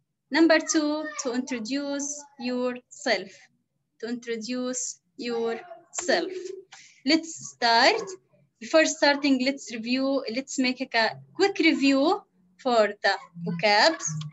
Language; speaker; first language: English; non-native, fluent; Arabic